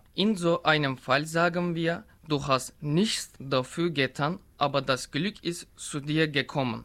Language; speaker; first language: German; non-native, learner; Turkish